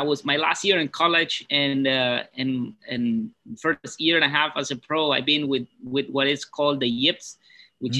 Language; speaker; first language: English; non-native, fluent; Spanish